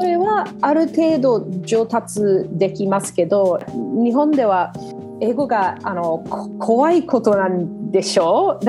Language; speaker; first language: Japanese; non-native, fluent; English